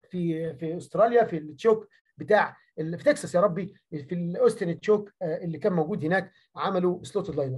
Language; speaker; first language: Arabic; native; Arabic